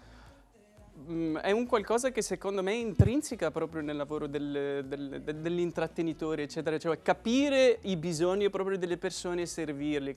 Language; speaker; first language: Italian; non-native, fluent; Arabic